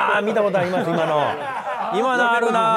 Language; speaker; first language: Japanese; native; Japanese